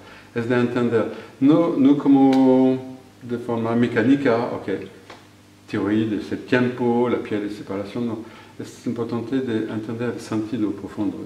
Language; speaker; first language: Spanish; non-native, fluent; French